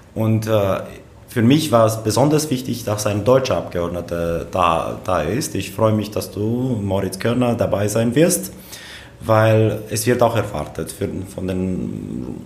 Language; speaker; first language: German; non-native, fluent; Romanian